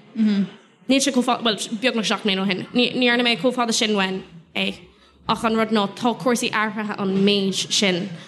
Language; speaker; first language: Irish; non-native, local second language; English